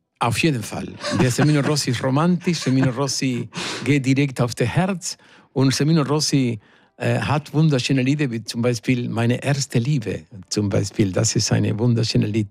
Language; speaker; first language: German; non-native, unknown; Spanish